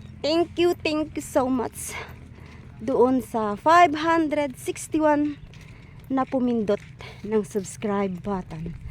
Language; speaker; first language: Filipino; non-native, local second language; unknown